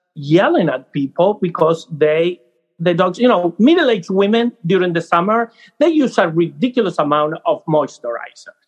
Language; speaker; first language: English; non-native, fluent; Spanish